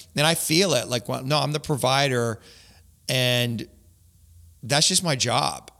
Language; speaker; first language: English; native; English